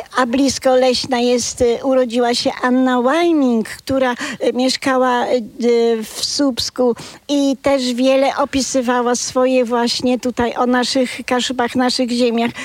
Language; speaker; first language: Polish; non-native, local second language; Kashubian